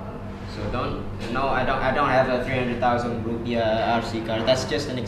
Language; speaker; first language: English; non-native, fluent; Indonesian